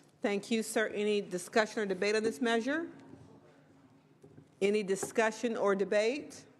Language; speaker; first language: English; native; English